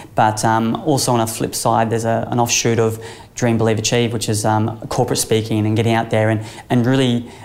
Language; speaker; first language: English; native; English